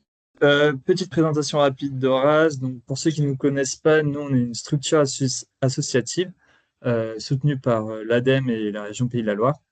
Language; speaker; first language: French; native; French